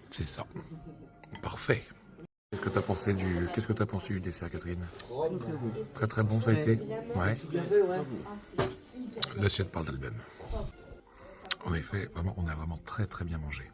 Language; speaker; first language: French; native; French